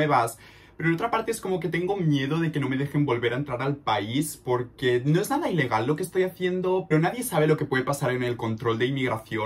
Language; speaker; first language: Spanish; native; Spanish